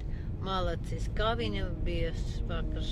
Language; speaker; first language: Latvian; non-native, local second language; Russian